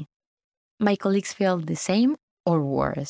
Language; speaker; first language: English; non-native, fluent; Spanish